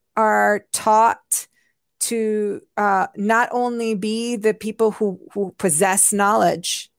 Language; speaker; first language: English; non-native, fluent; Hungarian